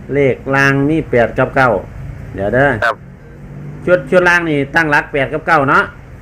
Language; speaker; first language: Thai; non-native, local second language; Lao